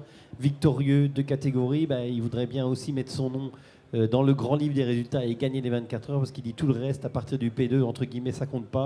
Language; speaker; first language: French; native; French